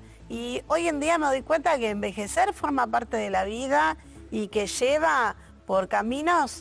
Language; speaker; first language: Spanish; native; Spanish